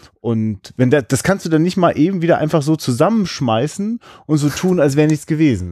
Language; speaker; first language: German; native; German